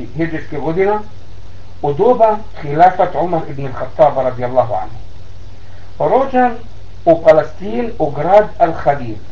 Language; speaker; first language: Bosnian; non-native, learner; Arabic